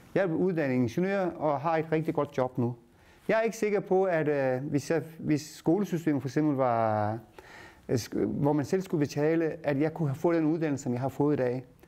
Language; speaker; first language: Danish; early bilingual, other home language; Turkish